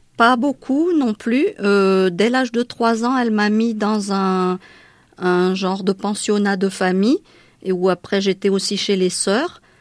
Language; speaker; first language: French; non-native, local second language; Malagasy